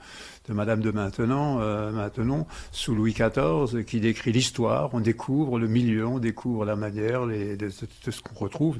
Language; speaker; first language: French; non-native, local second language; Swiss German